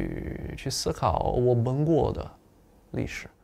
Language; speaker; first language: Chinese; non-native, fluent; Italian